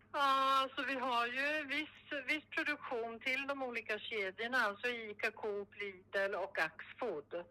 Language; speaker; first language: Swedish; native; Swedish